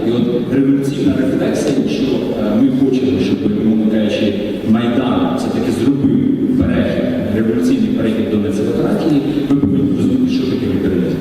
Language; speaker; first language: Ukrainian; native; Ukrainian